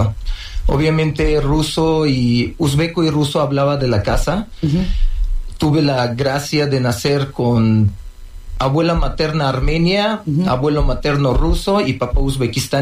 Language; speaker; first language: Spanish; non-native, fluent; Uzbek